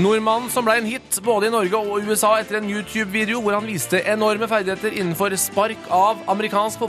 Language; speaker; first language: Norwegian; native; Norwegian